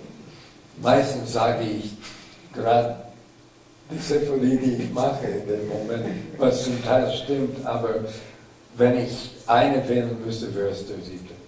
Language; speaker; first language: German; non-native, fluent; English